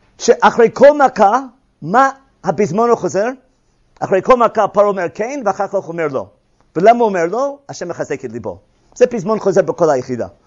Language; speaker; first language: Hebrew; non-native, fluent; English